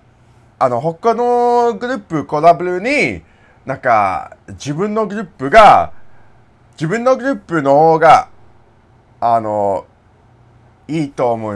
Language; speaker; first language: Japanese; non-native, learner; English